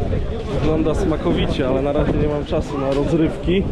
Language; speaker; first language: Polish; native; Polish